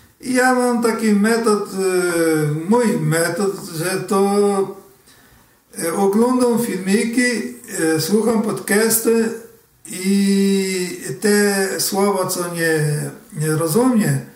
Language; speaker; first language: Polish; early bilingual, heritage; Portuguese